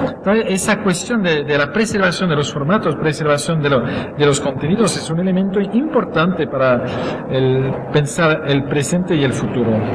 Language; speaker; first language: Spanish; non-native, fluent; French